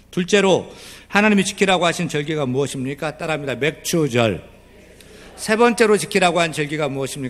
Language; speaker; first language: Korean; native; Korean